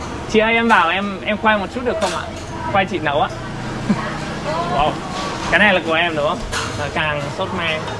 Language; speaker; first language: Vietnamese; non-native, fluent; English